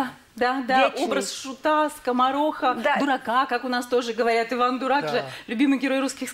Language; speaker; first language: Russian; native; Russian